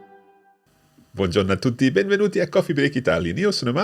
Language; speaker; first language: Italian; non-native, fluent; English